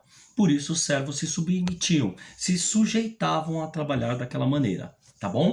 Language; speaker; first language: Portuguese; native; Portuguese